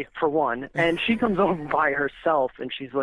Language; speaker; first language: English; native; English